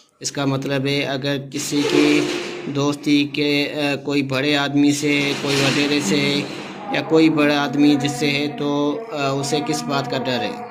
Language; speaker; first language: Urdu; non-native, local second language; Sindhi